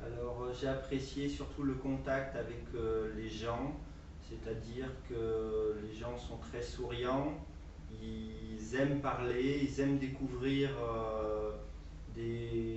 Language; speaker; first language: French; native; French